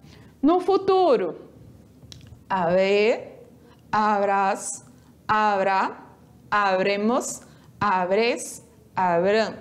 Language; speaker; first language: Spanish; non-native, fluent; Portuguese